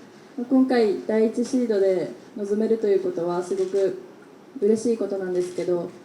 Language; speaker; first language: Japanese; native; Japanese